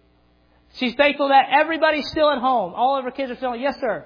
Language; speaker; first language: English; native; English